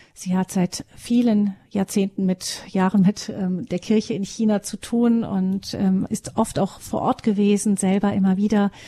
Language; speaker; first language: German; native; German